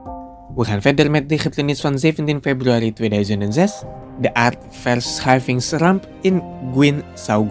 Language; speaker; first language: Dutch; non-native, fluent; Indonesian